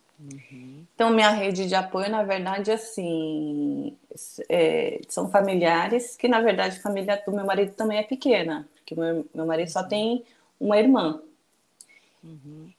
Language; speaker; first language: Portuguese; early bilingual, other home language; Japanese